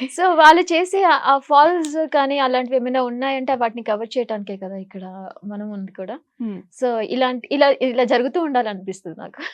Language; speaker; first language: Telugu; native; Telugu